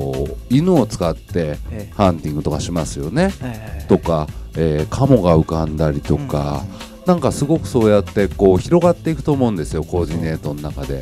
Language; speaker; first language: Japanese; native; Japanese